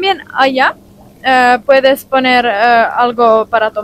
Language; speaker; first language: Spanish; non-native, learner; Finnish